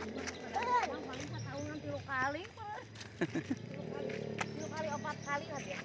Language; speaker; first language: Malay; non-native, local second language; Sundanese